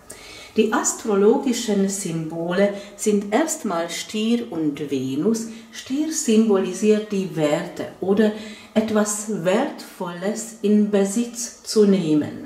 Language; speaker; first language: German; non-native, fluent; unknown